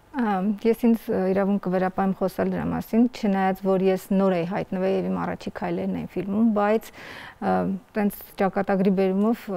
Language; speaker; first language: Armenian; native; Armenian